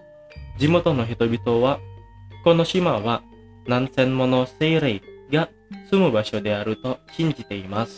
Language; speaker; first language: Japanese; non-native, fluent; Indonesian